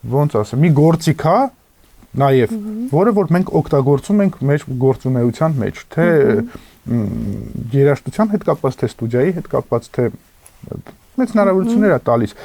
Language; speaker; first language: Armenian; native; Armenian